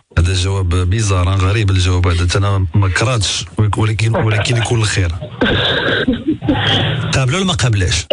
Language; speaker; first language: Arabic; native; Arabic